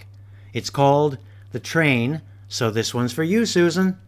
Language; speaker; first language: English; native; English